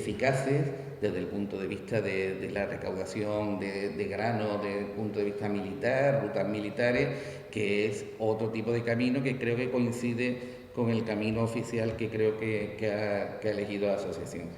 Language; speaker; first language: Spanish; native; Spanish